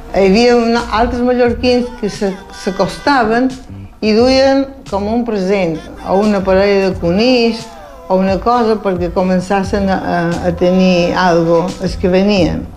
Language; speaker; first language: Catalan; early bilingual, heritage; Catalan